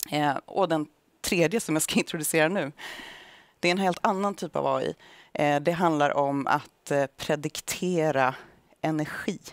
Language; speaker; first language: Swedish; native; Swedish